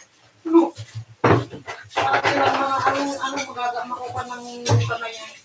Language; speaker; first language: Filipino; native; Filipino